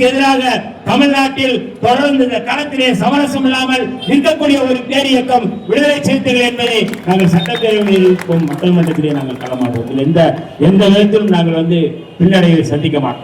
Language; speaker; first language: Tamil; native; Tamil